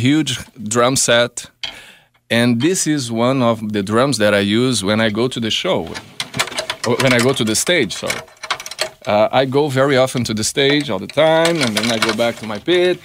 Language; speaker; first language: English; non-native, fluent; Portuguese